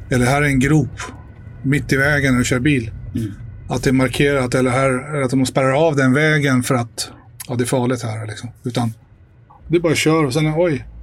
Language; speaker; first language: Swedish; early bilingual, other home language; Arabic